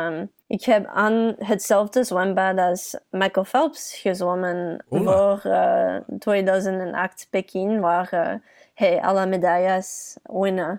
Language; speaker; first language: Dutch; early bilingual, heritage; English